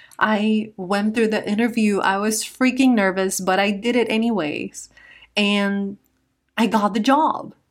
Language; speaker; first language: English; non-native, fluent; Spanish